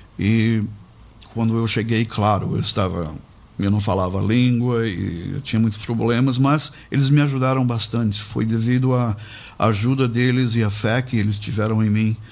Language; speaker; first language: Portuguese; native; Portuguese